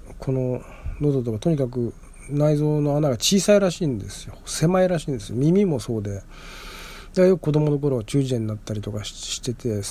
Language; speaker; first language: Japanese; native; Japanese